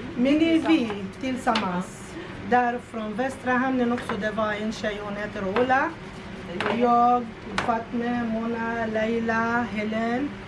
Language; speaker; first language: Swedish; non-native, learner; Arabic